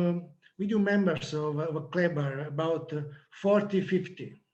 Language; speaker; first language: English; non-native, learner; Italian